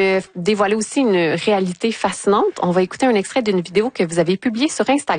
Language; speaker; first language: French; native; French